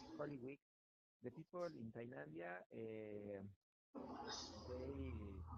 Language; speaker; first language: English; non-native, learner; Spanish